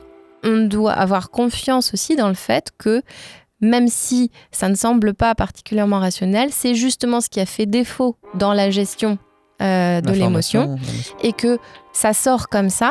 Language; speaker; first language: French; native; French